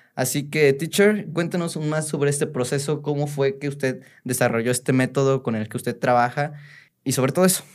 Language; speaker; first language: Spanish; native; Spanish